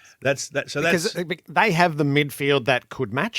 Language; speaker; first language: English; native; English